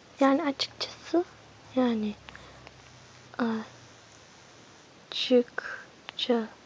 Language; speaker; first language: Turkish; early bilingual, heritage; Turkish